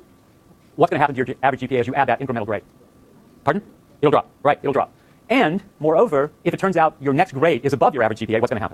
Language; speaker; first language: English; native; English